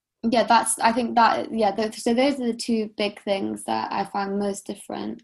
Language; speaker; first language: English; native; English